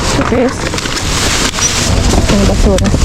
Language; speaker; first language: Spanish; non-native, learner; Filipino